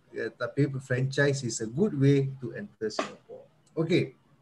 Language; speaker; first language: English; non-native, local second language; Malay